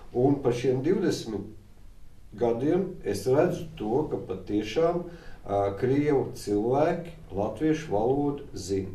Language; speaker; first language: Latvian; native; Latvian